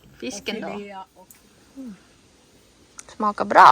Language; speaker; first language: Swedish; non-native, learner; Thai